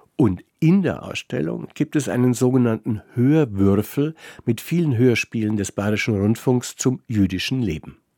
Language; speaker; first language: German; native; German